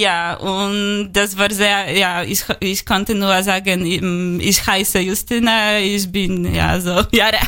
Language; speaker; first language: German; non-native, learner; Polish